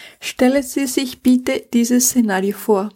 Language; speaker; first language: German; non-native, fluent; Spanish